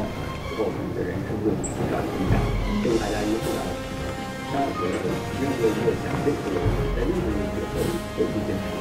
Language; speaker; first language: Chinese; native; Chinese